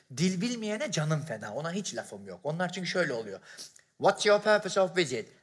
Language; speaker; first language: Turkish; native; Turkish